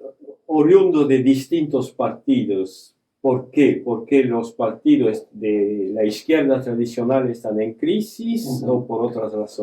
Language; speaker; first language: Spanish; non-native, fluent; French